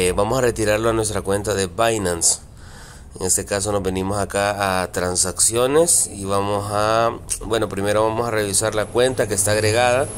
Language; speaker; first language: Spanish; native; Spanish